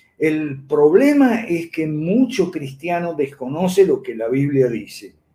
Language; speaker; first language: Spanish; native; Spanish